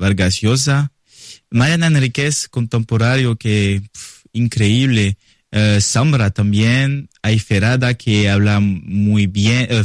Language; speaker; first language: Spanish; non-native, learner; French